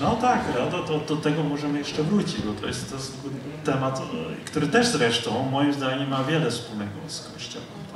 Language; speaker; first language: Polish; non-native, fluent; Dutch